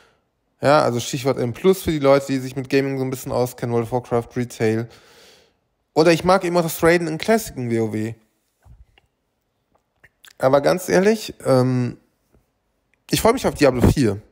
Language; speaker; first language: German; native; German